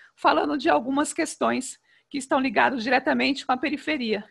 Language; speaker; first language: Portuguese; native; Portuguese